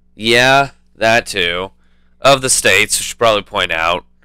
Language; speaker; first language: English; native; English